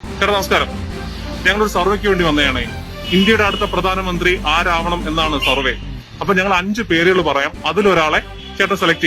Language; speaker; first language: Malayalam; native; Malayalam